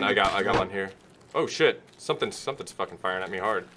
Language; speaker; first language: English; native; English